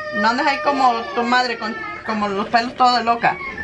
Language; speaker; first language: Spanish; early bilingual, heritage; Spanish